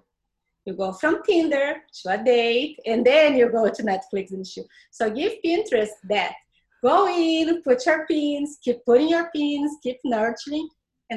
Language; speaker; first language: English; non-native, fluent; Portuguese